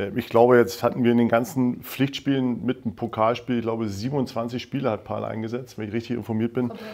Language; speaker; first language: German; native; German